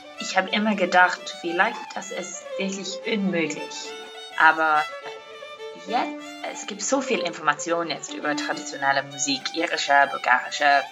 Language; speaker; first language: German; non-native, learner; English